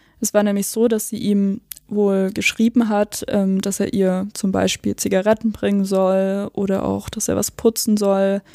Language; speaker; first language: German; native; German